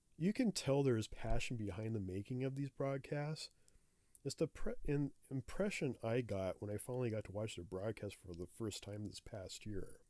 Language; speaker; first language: English; native; English